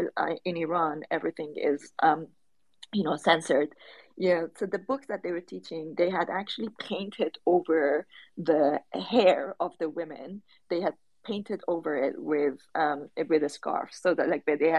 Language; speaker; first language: English; non-native, fluent; Persian